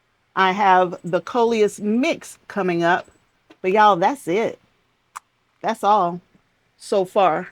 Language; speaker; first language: English; native; English